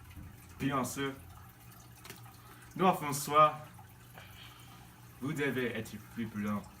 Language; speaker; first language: French; non-native, learner; English